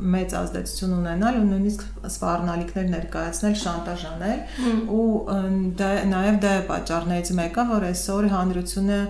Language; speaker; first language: Armenian; native; Armenian